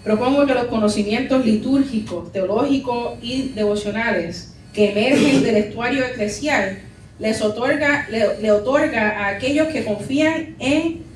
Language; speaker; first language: Spanish; early bilingual, heritage; Spanish